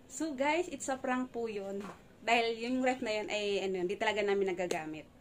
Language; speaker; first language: Filipino; native; Filipino